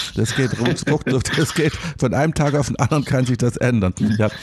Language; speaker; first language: German; native; German